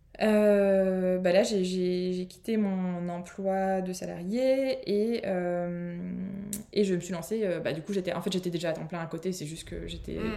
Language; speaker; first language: French; native; French